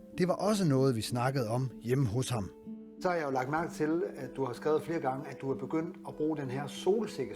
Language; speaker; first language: Danish; native; Danish